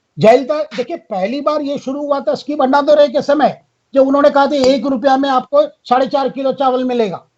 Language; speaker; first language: Hindi; non-native, local second language; Tamil